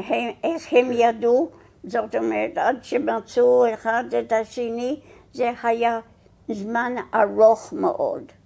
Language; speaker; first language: Hebrew; non-native, fluent; English